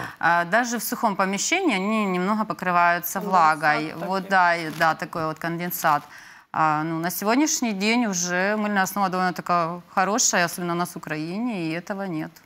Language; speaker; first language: Russian; native; Russian